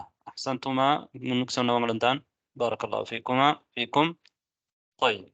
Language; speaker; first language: Arabic; non-native, fluent; Tamil